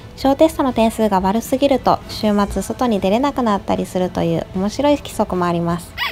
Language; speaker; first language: Japanese; native; Japanese